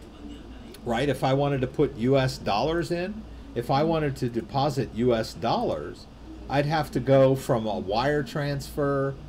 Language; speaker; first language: English; native; English